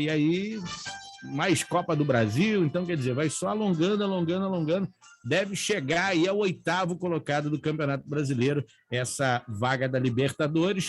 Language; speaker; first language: Portuguese; native; Portuguese